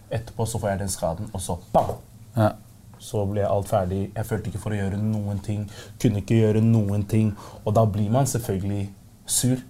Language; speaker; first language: Norwegian; early bilingual, other home language; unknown